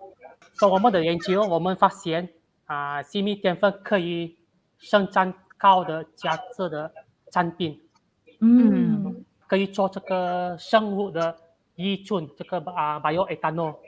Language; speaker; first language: Chinese; non-native, local second language; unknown